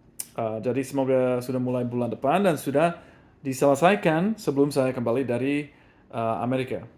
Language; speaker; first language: Indonesian; non-native, fluent; English